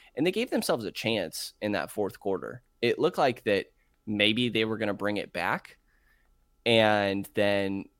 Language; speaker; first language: English; native; English